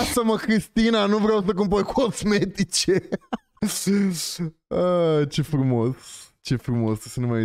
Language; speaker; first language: Romanian; native; Romanian